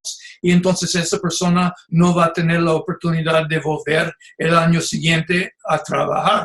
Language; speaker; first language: Spanish; non-native, fluent; English